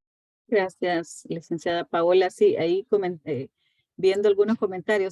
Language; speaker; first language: Spanish; native; Spanish